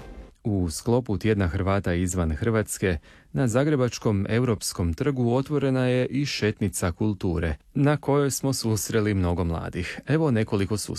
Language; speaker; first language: Serbian; native; Serbian